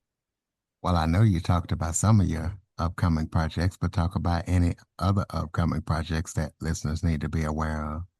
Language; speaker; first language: English; native; English